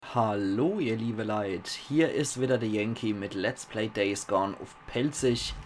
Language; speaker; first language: German; native; German